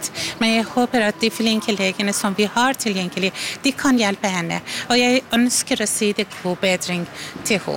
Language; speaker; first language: Norwegian; non-native, fluent; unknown